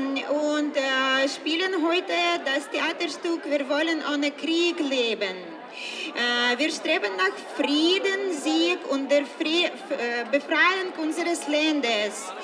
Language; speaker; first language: German; non-native, fluent; Ukrainian